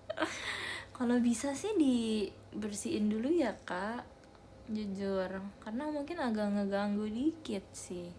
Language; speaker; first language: Indonesian; native; Indonesian